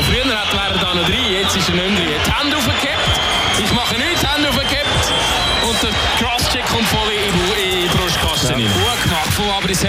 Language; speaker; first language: German; native; German